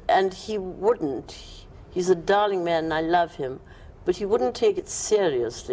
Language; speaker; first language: English; native; English